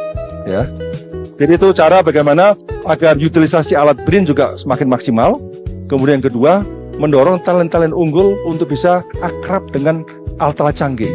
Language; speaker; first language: Indonesian; native; Indonesian